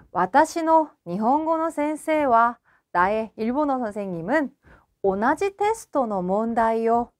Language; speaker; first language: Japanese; non-native, fluent; Korean